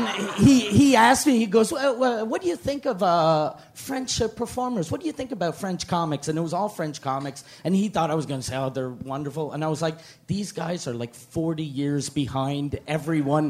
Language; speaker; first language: English; native; English